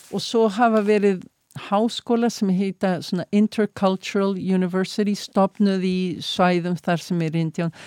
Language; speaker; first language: Icelandic; early bilingual, heritage; Icelandic